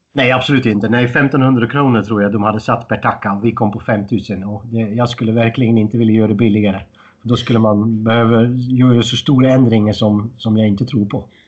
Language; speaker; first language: Swedish; non-native, fluent; Dutch